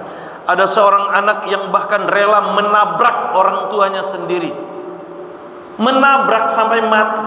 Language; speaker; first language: Indonesian; native; Indonesian